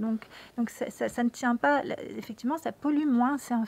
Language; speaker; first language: French; native; French